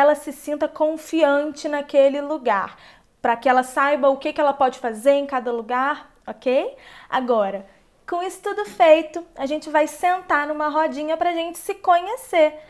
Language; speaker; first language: Portuguese; native; Portuguese